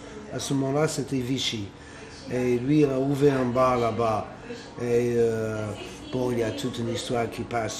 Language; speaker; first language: French; non-native, fluent; English